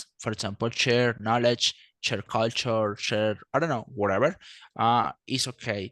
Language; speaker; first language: English; non-native, fluent; Spanish